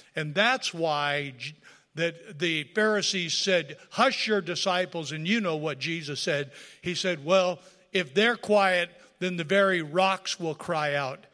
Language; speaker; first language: English; native; English